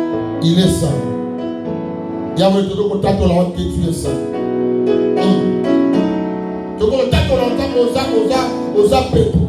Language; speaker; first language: French; non-native, local second language; Lingala